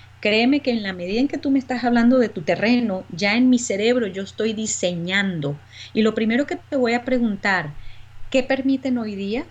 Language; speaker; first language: Spanish; native; Spanish